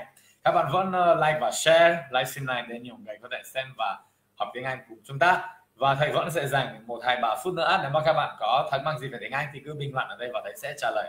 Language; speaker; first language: Vietnamese; non-native, fluent; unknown